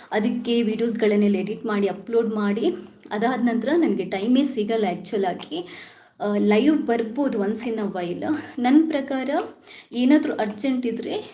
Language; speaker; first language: Kannada; non-native, local second language; Tulu